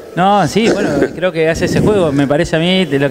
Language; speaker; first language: Spanish; native; Spanish